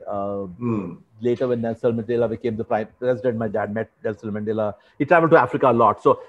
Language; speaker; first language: English; non-native, local second language; Hindi